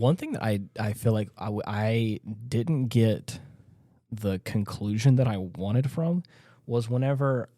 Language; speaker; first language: English; native; English